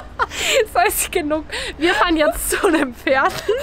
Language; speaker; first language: German; native; German